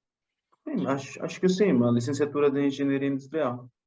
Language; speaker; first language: Portuguese; non-native, fluent; Spanish